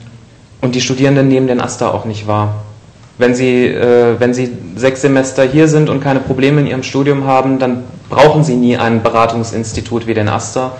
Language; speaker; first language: German; native; German